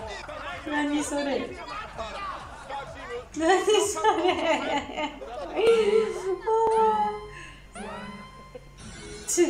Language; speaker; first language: Japanese; non-native, learner; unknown